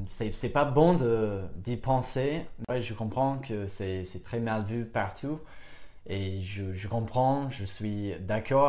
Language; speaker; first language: French; non-native, fluent; English